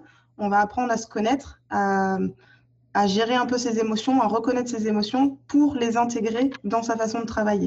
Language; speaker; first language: French; native; French